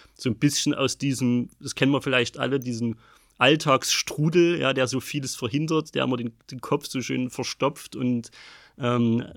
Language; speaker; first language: German; native; German